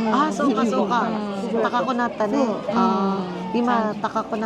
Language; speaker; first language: Japanese; non-native, learner; Filipino